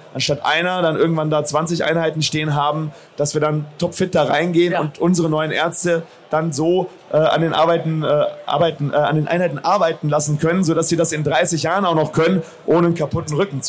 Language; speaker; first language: German; native; German